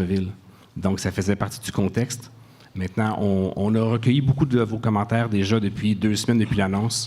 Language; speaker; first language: French; native; French